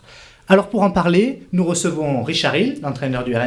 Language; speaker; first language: French; native; French